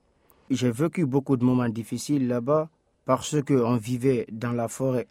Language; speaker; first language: French; non-native, local second language; Fula